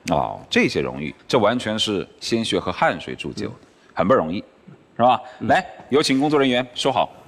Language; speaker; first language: Chinese; native; Chinese